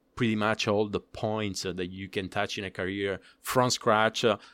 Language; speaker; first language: English; non-native, fluent; Italian